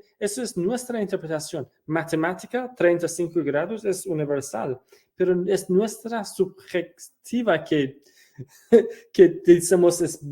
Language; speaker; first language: Spanish; non-native, fluent; Persian